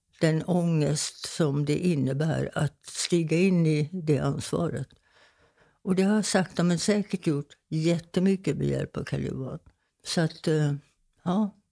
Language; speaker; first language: Swedish; native; Swedish